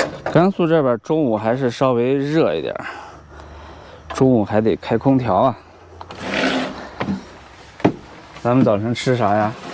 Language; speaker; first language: Chinese; native; Chinese